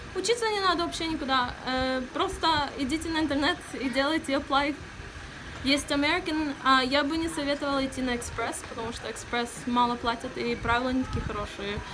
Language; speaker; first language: Russian; early bilingual, heritage; Russian